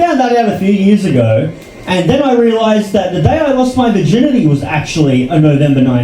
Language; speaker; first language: English; native; English